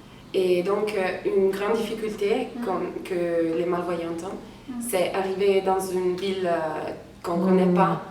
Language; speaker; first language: French; non-native, fluent; Italian